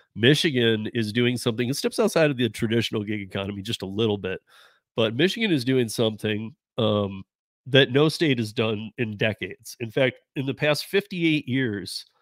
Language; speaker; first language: English; native; English